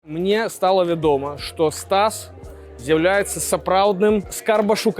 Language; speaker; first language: Belarusian; non-native, local second language; Russian